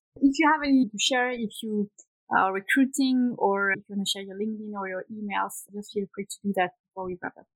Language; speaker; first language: English; non-native, fluent; Swedish